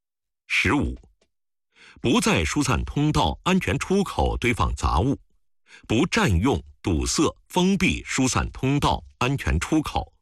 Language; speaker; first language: Chinese; native; Chinese